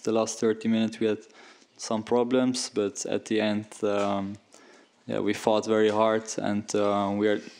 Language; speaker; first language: English; non-native, fluent; Dutch